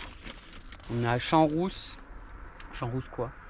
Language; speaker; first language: French; native; French